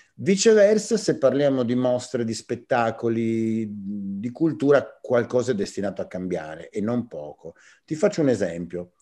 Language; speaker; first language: Italian; native; Italian